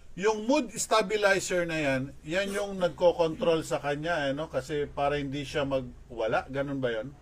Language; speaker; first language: Filipino; native; Filipino